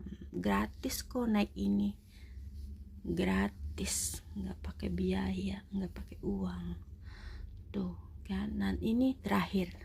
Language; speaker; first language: Indonesian; native; Indonesian